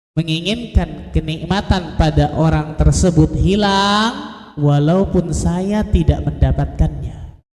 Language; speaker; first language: Indonesian; native; Indonesian